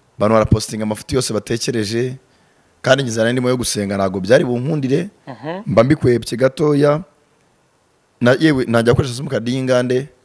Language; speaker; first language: Kinyarwanda; early bilingual, heritage; Kinyarwanda